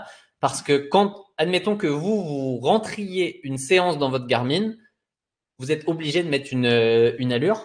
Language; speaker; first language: French; native; French